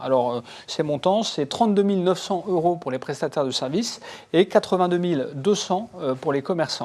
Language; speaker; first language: French; native; French